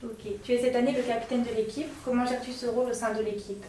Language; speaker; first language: French; native; French